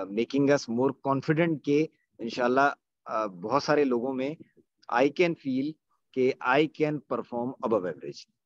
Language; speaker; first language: Urdu; native; Urdu